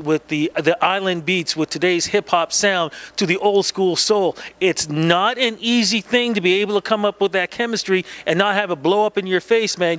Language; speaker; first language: English; native; English